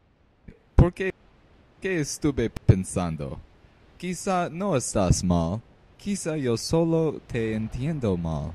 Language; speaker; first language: Spanish; non-native, learner; English